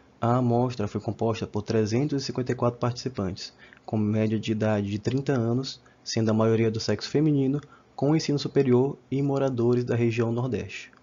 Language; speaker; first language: Portuguese; native; Portuguese